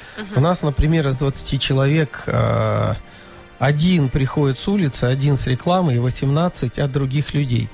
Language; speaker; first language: Russian; native; Russian